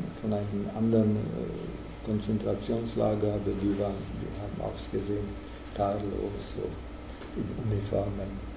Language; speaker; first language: German; non-native, fluent; Czech